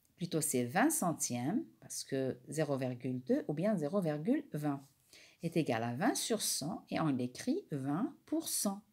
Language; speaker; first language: French; non-native, local second language; Arabic